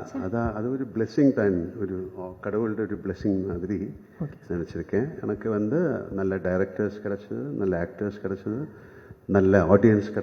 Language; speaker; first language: Tamil; non-native, local second language; Malayalam